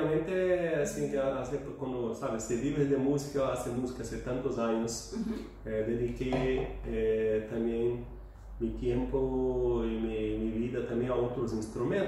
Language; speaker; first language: Spanish; non-native, fluent; Portuguese